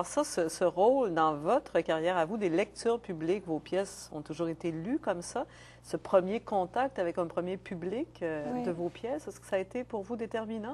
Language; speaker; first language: French; native; French